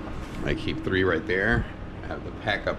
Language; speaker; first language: English; native; English